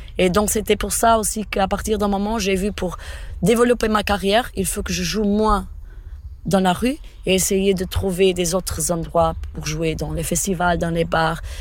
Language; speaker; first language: French; non-native, fluent; Portuguese